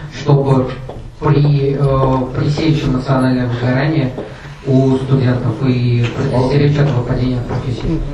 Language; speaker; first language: Russian; native; Russian